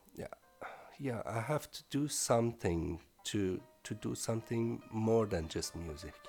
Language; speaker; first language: English; non-native, fluent; Persian